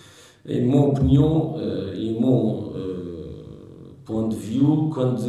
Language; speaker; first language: French; non-native, learner; Portuguese